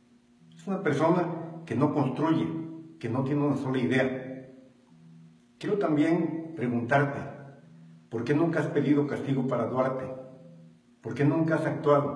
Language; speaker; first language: Spanish; native; Spanish